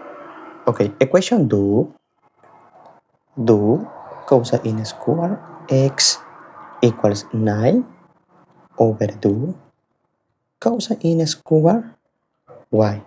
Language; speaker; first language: English; non-native, fluent; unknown